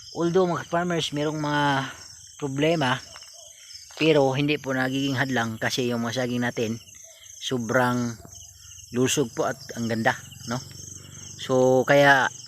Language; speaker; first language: Filipino; non-native, local second language; Cebuano